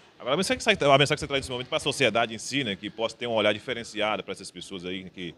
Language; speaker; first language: Portuguese; native; Portuguese